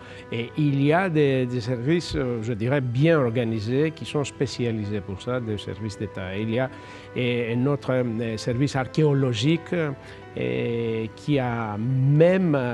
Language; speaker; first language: French; non-native, fluent; Greek